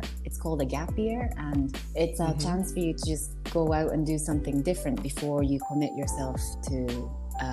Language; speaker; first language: English; non-native, fluent; Japanese